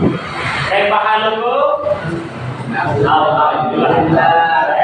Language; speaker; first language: Arabic; non-native, fluent; Indonesian